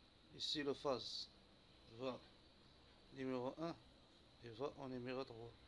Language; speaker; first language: French; non-native, local second language; Arabic